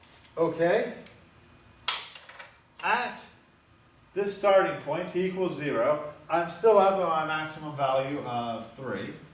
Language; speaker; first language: English; native; English